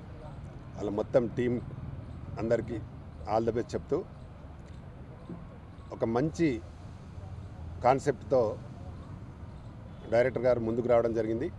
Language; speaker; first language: Telugu; native; Telugu